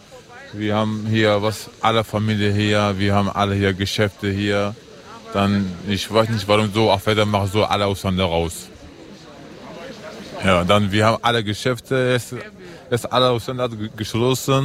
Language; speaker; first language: German; non-native, learner; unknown